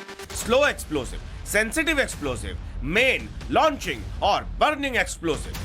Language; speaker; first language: Hindi; native; Hindi